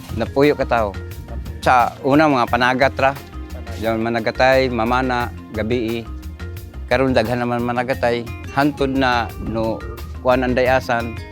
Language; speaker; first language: Cebuano; native; Cebuano